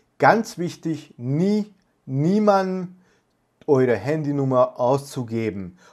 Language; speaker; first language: German; non-native, fluent; Hungarian